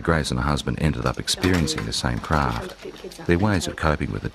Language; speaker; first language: English; native; English